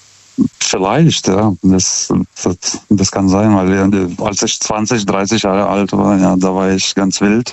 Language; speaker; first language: German; non-native, fluent; Lithuanian